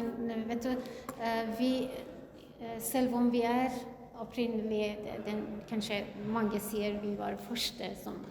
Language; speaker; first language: Norwegian; non-native, learner; Kurdish